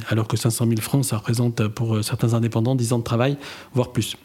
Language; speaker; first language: French; native; French